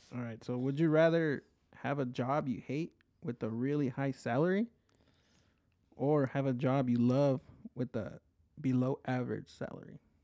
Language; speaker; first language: English; early bilingual, other home language; Spanish